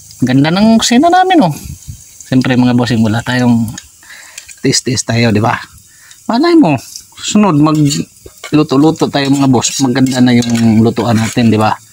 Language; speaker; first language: Filipino; non-native, local second language; Cebuano